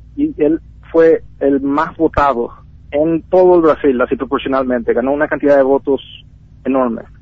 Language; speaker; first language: Spanish; early bilingual, heritage; Spanish